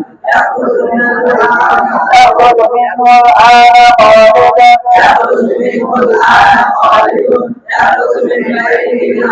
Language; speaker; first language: Arabic; non-native, fluent; Bangla